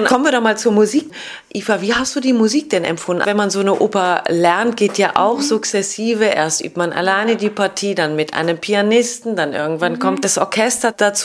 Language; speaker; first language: German; native; German